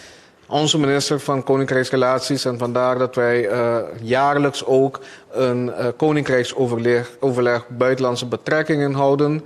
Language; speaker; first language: Dutch; non-native, local second language; Papiamento